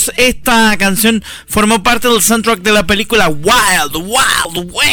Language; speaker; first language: Spanish; native; Spanish